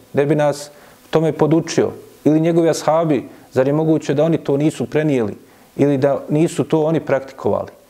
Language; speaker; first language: Bosnian; native; Bosnian